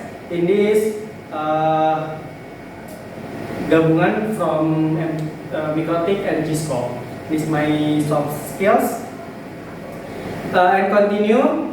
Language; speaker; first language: English; non-native, learner; Indonesian